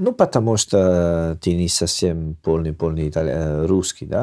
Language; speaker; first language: Russian; non-native, learner; Italian